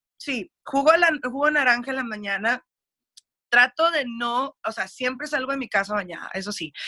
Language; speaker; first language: Spanish; early bilingual, heritage; Spanish